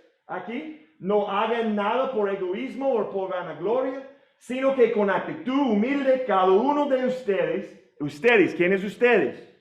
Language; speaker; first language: Spanish; non-native, fluent; English